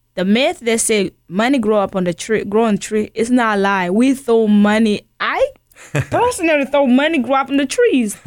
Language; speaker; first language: English; early bilingual, other home language; Rundi